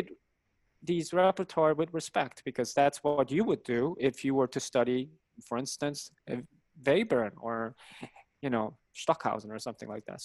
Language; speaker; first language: English; non-native, fluent; Korean